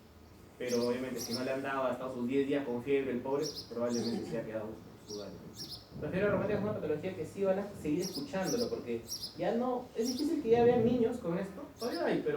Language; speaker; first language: Spanish; native; Spanish